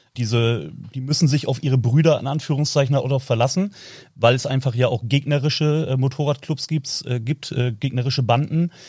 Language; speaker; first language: German; native; German